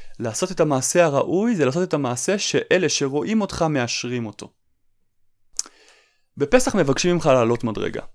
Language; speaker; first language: Hebrew; native; Hebrew